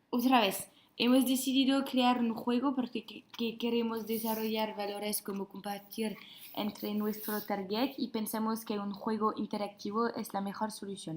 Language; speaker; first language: Spanish; non-native, learner; French